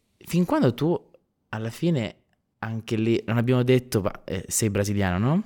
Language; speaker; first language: Italian; native; Italian